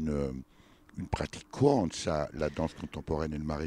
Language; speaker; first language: French; native; French